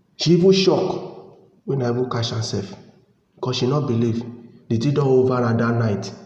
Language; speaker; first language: Nigerian Pidgin; native; Nigerian Pidgin